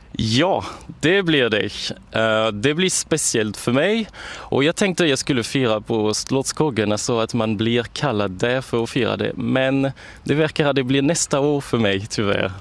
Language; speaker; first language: Swedish; non-native, fluent; French